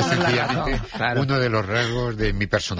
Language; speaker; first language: Spanish; native; Spanish